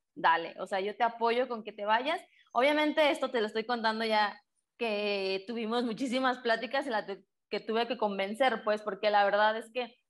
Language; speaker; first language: Spanish; native; Spanish